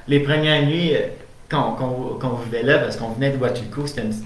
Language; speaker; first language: French; native; French